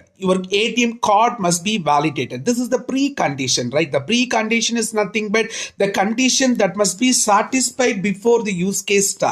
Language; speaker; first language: English; non-native, local second language; Tamil